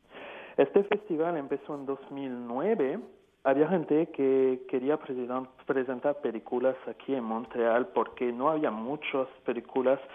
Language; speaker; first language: Spanish; non-native, fluent; French